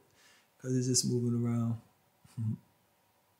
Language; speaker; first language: English; native; English